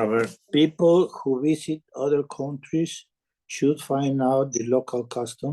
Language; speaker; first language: English; non-native, learner; Spanish